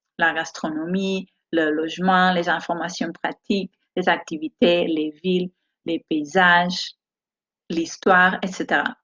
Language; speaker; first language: French; non-native, fluent; Spanish